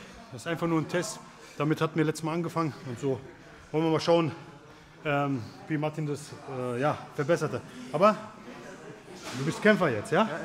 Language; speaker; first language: German; native; German